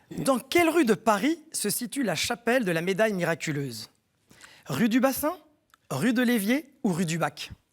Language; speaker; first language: French; native; French